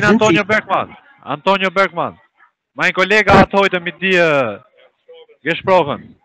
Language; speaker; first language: German; early bilingual, other home language; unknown